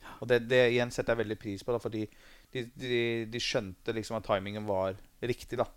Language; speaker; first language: Norwegian; early bilingual, other home language; Persian